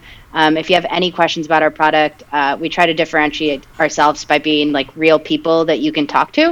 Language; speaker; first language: English; early bilingual, other home language; Spanish